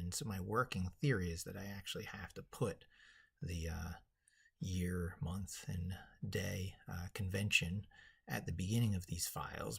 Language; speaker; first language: English; native; English